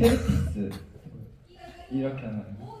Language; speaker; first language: Korean; non-native, learner; Chinese